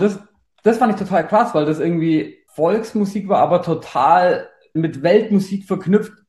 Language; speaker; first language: German; native; German